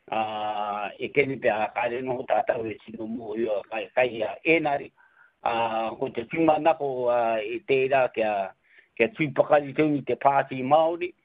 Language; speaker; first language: Māori; native; Māori